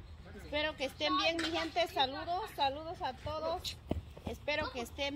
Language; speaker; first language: Spanish; native; Spanish